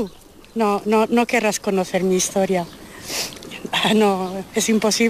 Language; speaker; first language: Spanish; early bilingual, heritage; Spanish